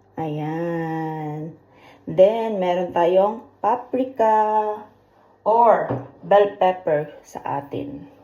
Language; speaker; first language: Filipino; non-native, local second language; Cebuano